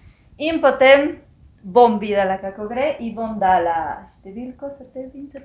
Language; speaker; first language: Slovenian; non-native, learner; Spanish